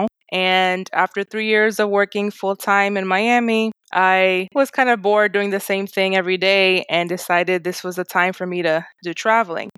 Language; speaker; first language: English; native; English